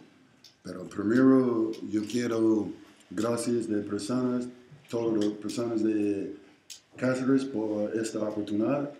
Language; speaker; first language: Spanish; non-native, learner; English